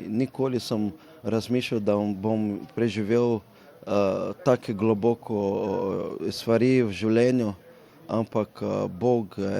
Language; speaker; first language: Slovenian; non-native, learner; Portuguese